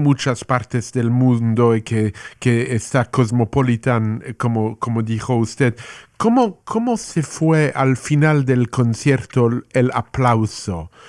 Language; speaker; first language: Spanish; non-native, learner; English